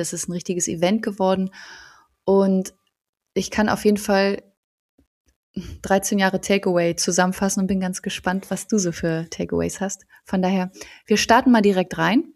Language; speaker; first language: German; native; German